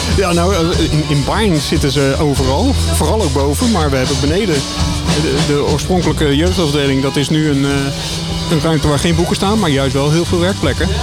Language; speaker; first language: Dutch; native; Dutch